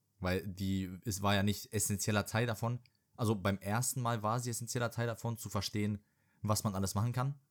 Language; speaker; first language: German; early bilingual, other home language; Serbian